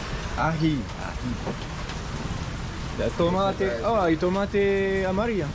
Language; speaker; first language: Spanish; non-native, learner; French